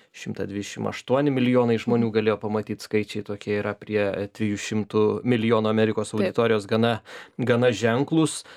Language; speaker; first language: Lithuanian; native; Lithuanian